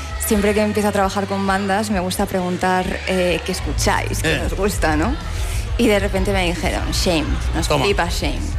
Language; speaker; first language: Spanish; native; Spanish